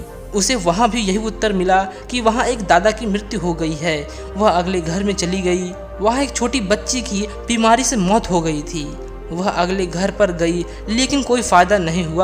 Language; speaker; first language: Hindi; native; Hindi